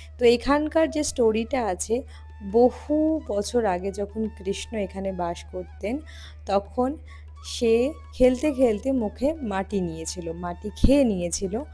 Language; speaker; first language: Bangla; native; Bangla